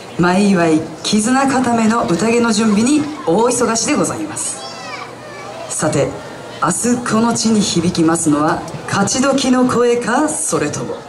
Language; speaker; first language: Japanese; native; Japanese